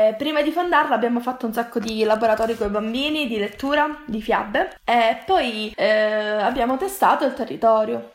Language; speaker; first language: Italian; native; Italian